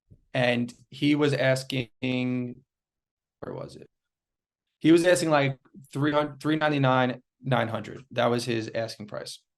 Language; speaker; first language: English; native; English